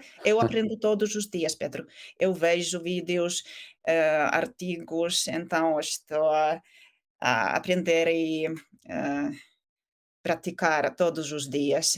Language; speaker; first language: Portuguese; non-native, fluent; Finnish